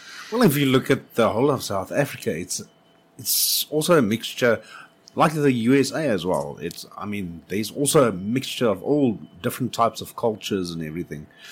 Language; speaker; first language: English; non-native, local second language; Afrikaans